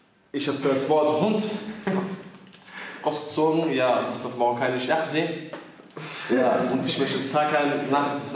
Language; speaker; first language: German; early bilingual, other home language; Arabic